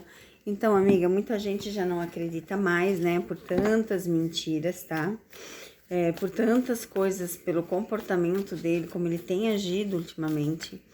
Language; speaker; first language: Portuguese; native; Portuguese